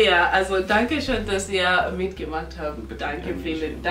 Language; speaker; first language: German; non-native, local second language; North Ndebele